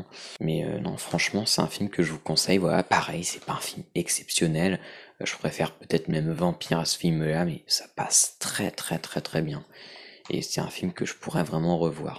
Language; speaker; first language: French; native; French